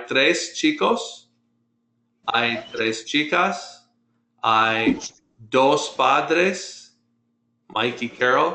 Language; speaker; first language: Spanish; non-native, fluent; English